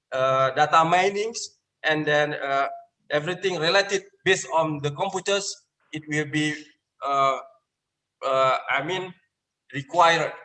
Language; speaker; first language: English; non-native, learner; Indonesian